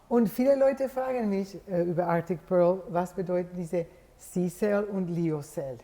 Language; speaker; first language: German; non-native, fluent; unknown